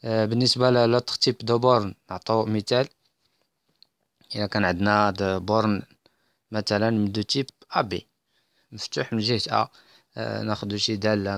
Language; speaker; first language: Arabic; native; Arabic